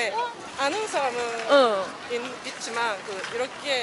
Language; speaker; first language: Korean; non-native, learner; Japanese